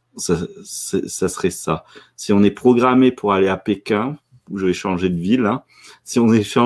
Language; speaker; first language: French; native; French